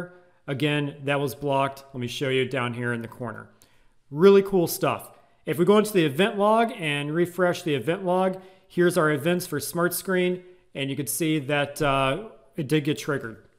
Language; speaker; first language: English; native; English